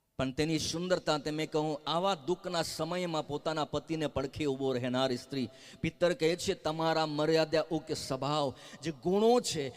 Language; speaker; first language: Gujarati; non-native, local second language; Gamit